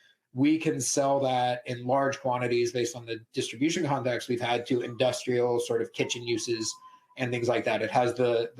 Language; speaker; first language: English; native; English